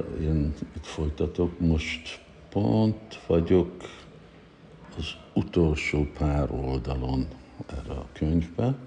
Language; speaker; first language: Hungarian; early bilingual, heritage; Hungarian